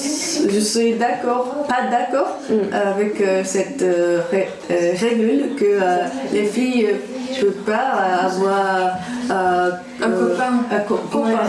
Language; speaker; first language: French; non-native, learner; Japanese